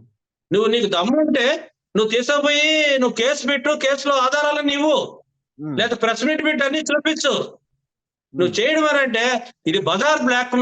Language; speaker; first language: Telugu; native; Telugu